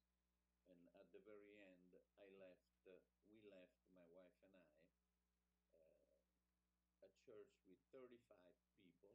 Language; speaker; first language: English; non-native, fluent; Italian